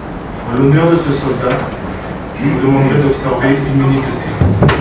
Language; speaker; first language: French; native; French